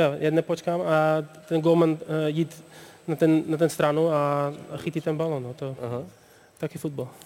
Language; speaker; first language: Czech; non-native, learner; Dutch